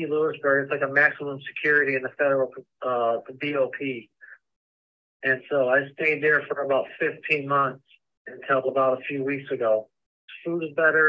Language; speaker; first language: English; native; English